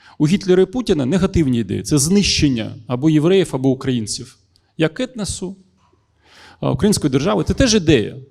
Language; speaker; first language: Ukrainian; non-native, local second language; Russian